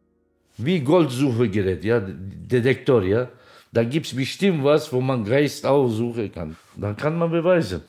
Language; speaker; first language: German; non-native, local second language; Turkish